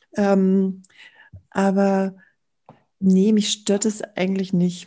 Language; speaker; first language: German; native; German